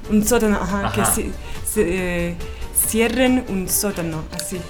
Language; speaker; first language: Spanish; non-native, fluent; Russian